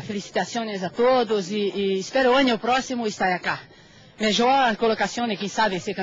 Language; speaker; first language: Spanish; non-native, learner; Portuguese